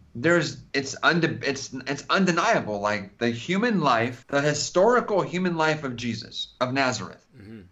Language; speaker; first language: English; native; English